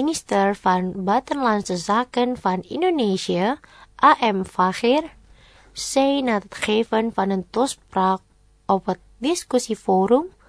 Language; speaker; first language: Dutch; non-native, fluent; Indonesian